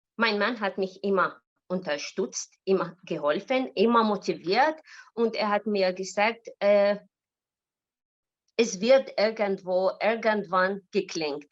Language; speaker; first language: German; non-native, learner; Arabic